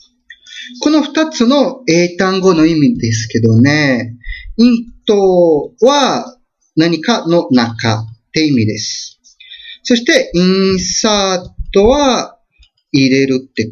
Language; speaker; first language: Japanese; non-native, fluent; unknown